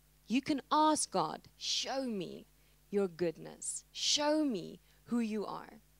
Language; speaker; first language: English; non-native, local second language; Afrikaans